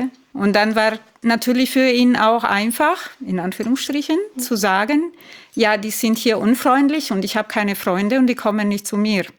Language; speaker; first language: German; non-native, fluent; Italian